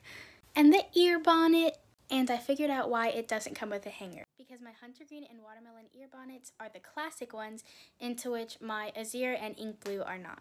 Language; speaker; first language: English; native; English